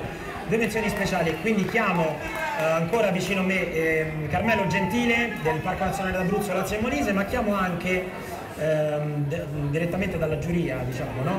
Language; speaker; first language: Italian; native; Italian